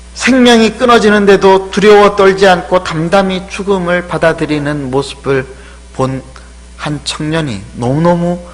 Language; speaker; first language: Korean; native; Korean